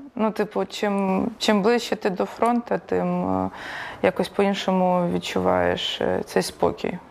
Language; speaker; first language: Ukrainian; native; Ukrainian